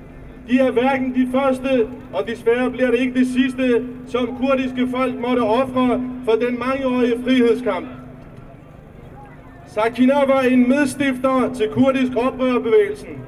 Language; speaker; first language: Danish; non-native, fluent; Kurdish